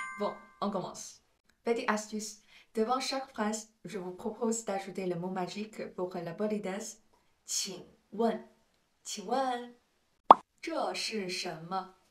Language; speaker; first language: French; non-native, fluent; Chinese